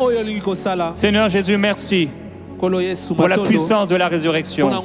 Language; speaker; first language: French; native; French